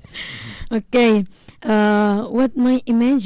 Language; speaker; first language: English; non-native, learner; Indonesian